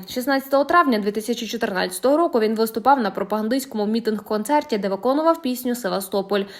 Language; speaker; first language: Ukrainian; native; Ukrainian